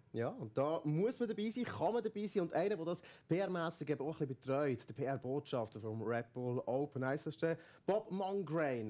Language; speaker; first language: German; native; German